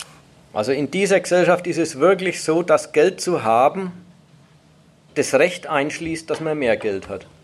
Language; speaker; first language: German; native; German